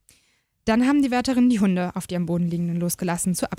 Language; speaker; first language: German; native; German